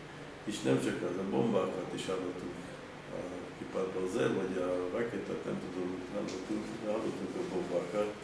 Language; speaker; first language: Hungarian; early bilingual, heritage; Hungarian